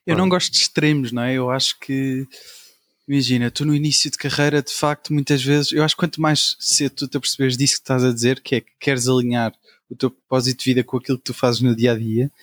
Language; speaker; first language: Portuguese; native; Portuguese